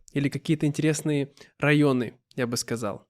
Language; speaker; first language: Russian; native; Russian